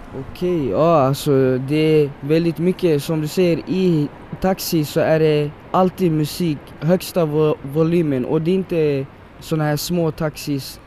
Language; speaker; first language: Swedish; early bilingual, other home language; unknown